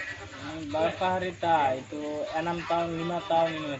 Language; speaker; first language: Indonesian; non-native, learner; Bangla